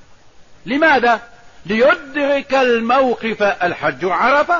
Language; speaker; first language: Arabic; native; Arabic